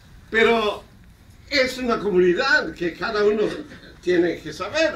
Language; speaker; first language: Spanish; non-native, fluent; Hebrew